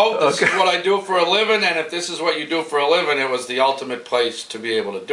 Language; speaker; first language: English; native; English